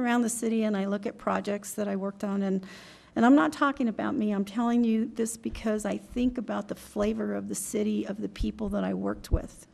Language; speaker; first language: English; native; English